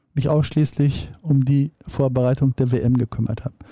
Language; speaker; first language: German; native; German